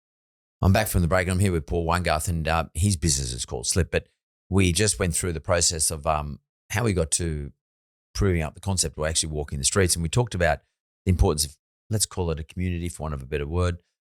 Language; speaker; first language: English; native; English